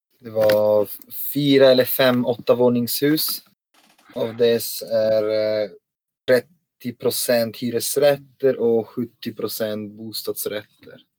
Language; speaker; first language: Swedish; non-native, fluent; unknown